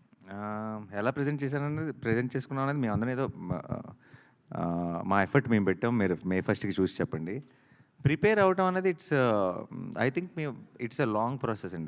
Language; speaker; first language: Telugu; native; Telugu